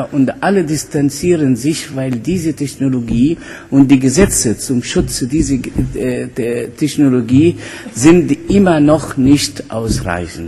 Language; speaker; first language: German; non-native, fluent; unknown